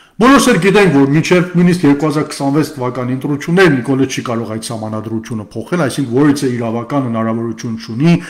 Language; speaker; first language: Armenian; early bilingual, heritage; Armenian